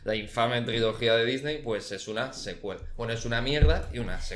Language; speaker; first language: Spanish; native; Spanish